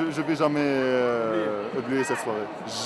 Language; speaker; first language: French; non-native, local second language; Arabic